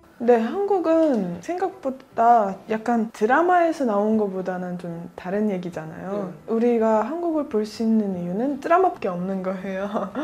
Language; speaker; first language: Korean; non-native, fluent; Turkmen